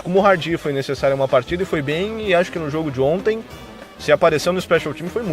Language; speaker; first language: Portuguese; native; Portuguese